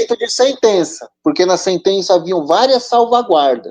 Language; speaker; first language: Portuguese; native; Portuguese